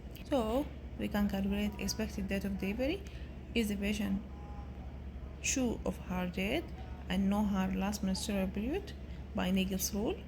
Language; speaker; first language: English; non-native, local second language; Arabic